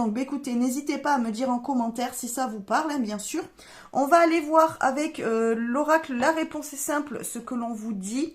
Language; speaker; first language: French; native; French